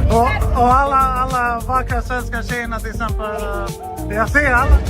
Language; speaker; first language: Swedish; non-native, fluent; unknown